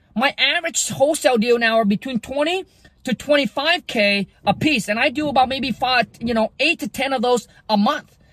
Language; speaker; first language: English; early bilingual, other home language; Vietnamese